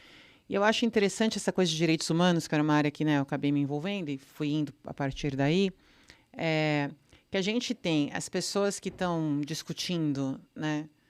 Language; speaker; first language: Portuguese; native; Portuguese